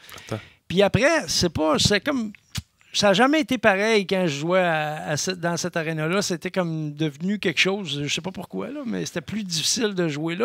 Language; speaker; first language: French; native; French